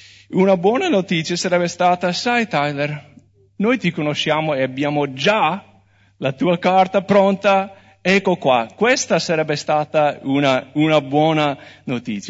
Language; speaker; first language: Italian; non-native, fluent; English